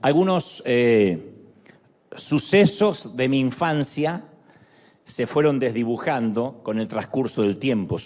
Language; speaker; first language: Spanish; native; Spanish